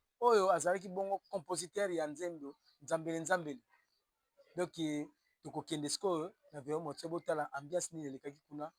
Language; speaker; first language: Lingala; native; Lingala